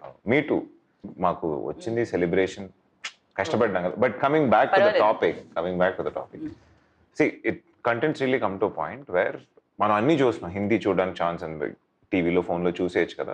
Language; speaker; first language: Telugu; native; Telugu